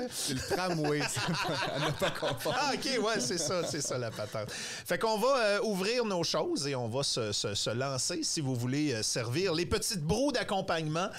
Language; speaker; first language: French; native; French